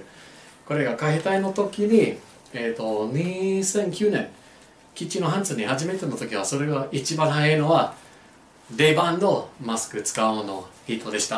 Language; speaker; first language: Japanese; non-native, learner; English